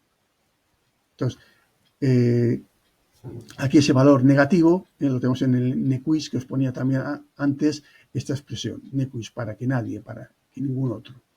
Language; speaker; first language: Spanish; native; Spanish